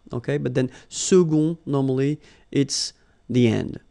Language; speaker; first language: English; non-native, fluent; French